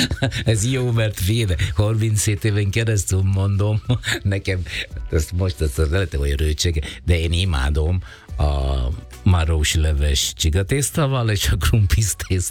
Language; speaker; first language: Hungarian; non-native, fluent; Italian